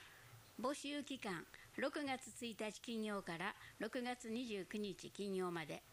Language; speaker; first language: Japanese; native; Japanese